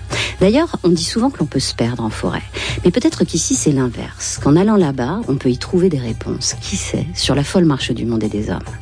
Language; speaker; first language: French; native; French